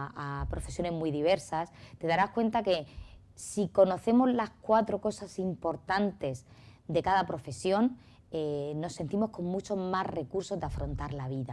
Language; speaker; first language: Spanish; native; Spanish